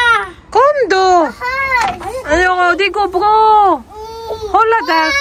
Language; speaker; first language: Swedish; non-native, learner; Cebuano